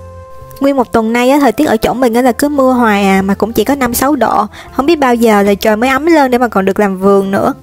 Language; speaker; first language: Vietnamese; native; Vietnamese